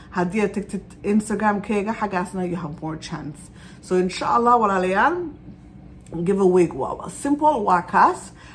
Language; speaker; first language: Somali; early bilingual, heritage; Somali